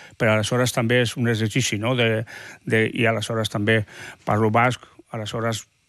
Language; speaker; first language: Catalan; non-native, local second language; Spanish